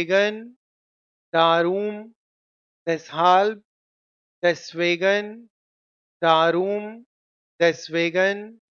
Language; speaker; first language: German; non-native, fluent; Hindi